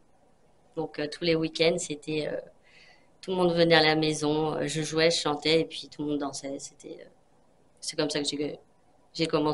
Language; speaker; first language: French; native; French